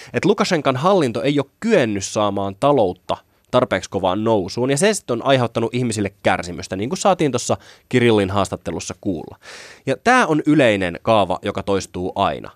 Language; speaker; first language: Finnish; native; Finnish